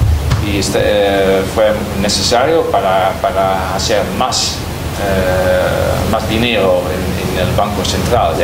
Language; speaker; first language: Spanish; non-native, learner; Dutch